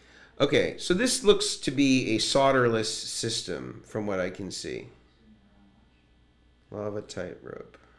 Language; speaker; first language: English; native; English